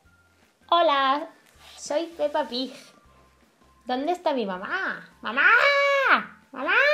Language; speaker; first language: Spanish; native; Spanish